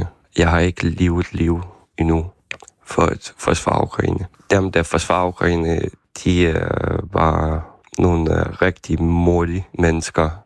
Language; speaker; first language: Danish; non-native, fluent; Ukrainian